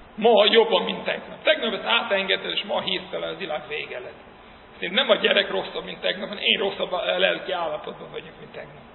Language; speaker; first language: Hungarian; early bilingual, heritage; Hungarian